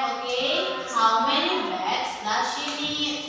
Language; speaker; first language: English; non-native, local second language; Indonesian